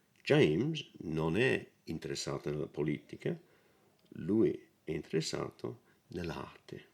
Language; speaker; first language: Italian; non-native, learner; English